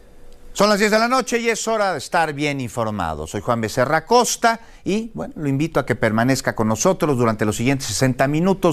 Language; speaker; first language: Spanish; native; Spanish